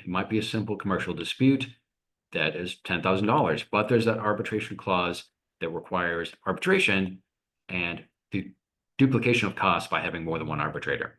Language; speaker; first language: English; native; English